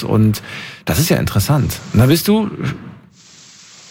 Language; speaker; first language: German; native; German